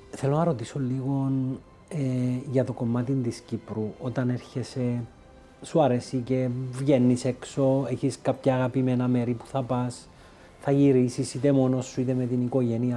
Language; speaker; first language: Greek; native; Greek